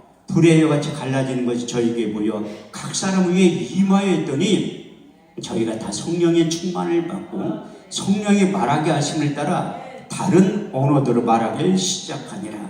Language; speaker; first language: Korean; native; Korean